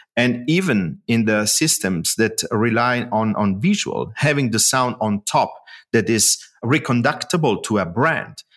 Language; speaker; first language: English; non-native, fluent; Italian